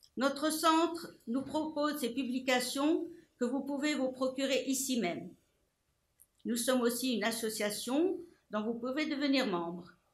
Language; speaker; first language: French; non-native, local second language; Arabic